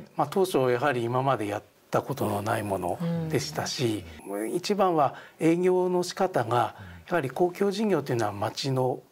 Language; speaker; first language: Japanese; native; Japanese